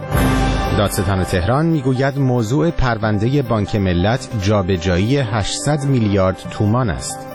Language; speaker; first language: Persian; native; Persian